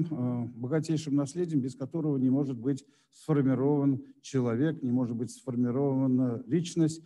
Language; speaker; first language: Russian; native; Russian